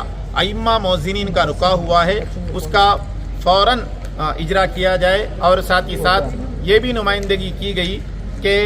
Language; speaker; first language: Urdu; native; Urdu